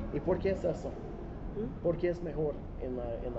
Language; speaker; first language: Spanish; non-native, fluent; English